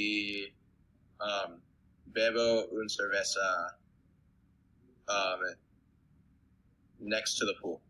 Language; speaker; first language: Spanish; non-native, learner; English